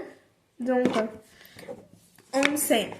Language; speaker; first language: French; non-native, learner; Spanish